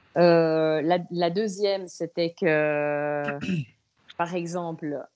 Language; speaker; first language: French; native; French